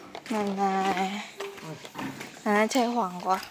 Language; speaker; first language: Chinese; non-native, learner; Indonesian